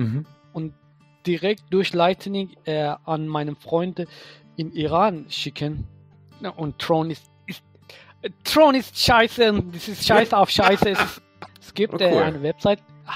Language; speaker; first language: German; non-native, fluent; Persian